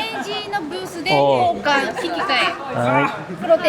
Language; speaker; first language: Japanese; native; Japanese